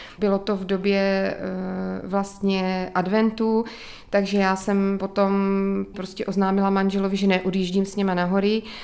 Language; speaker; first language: Czech; native; Czech